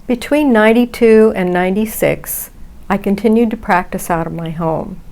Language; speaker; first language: English; native; English